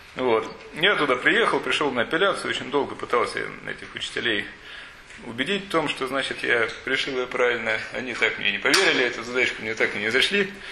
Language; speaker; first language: Russian; native; Russian